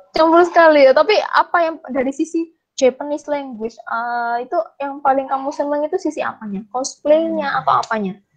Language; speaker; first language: Indonesian; native; Indonesian